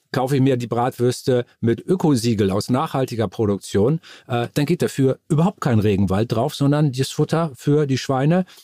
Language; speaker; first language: German; native; German